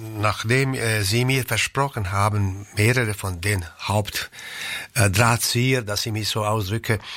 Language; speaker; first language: German; non-native, fluent; Croatian